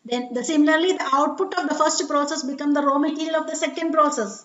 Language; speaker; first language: English; non-native, local second language; Malayalam